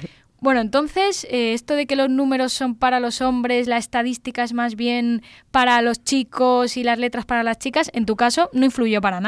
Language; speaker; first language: Spanish; native; Spanish